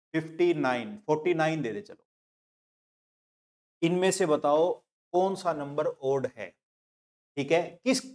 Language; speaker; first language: Hindi; non-native, local second language; Punjabi